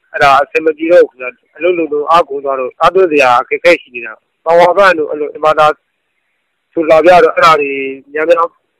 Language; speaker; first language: Burmese; native; Burmese